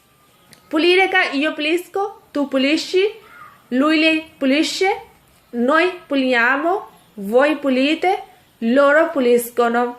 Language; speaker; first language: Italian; non-native, fluent; Urdu